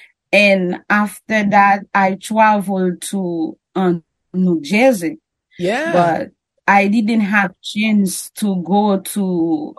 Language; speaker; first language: English; non-native, learner; French